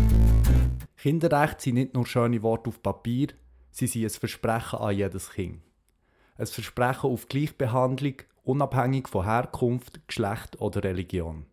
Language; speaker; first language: German; native; German